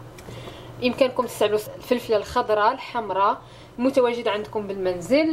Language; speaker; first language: Arabic; native; Arabic